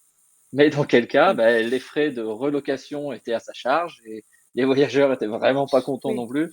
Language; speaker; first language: French; native; French